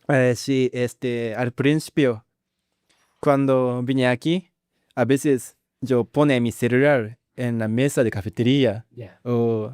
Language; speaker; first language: Spanish; non-native, learner; Japanese